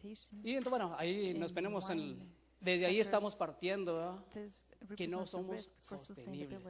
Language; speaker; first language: Spanish; native; Spanish